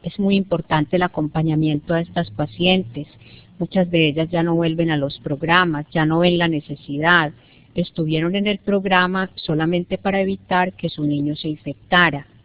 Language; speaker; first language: Spanish; native; Spanish